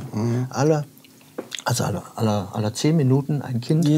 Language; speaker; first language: German; native; German